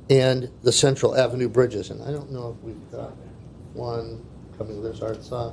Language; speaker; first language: English; native; English